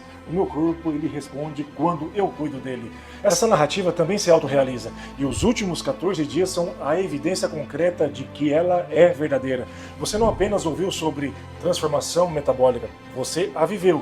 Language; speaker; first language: Portuguese; native; Portuguese